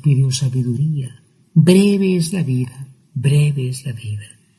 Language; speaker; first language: Spanish; native; Spanish